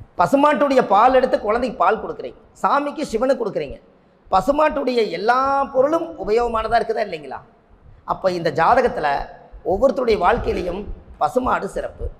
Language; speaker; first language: Tamil; native; Tamil